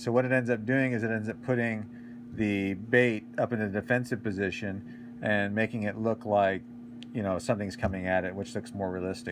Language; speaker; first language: English; native; English